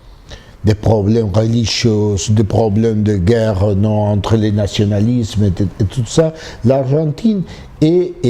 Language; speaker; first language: French; non-native, fluent; Spanish